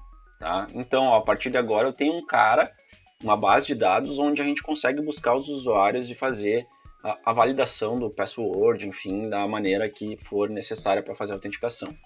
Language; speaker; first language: Portuguese; native; Portuguese